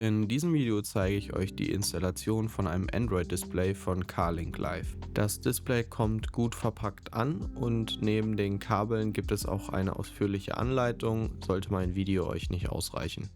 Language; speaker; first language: German; native; German